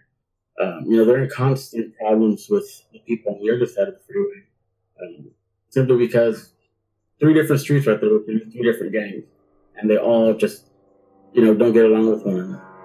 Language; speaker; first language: English; early bilingual, other home language; Spanish